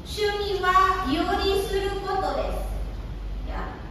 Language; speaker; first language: Japanese; non-native, fluent; Indonesian